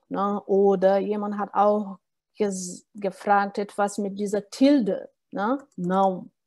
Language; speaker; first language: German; non-native, fluent; Portuguese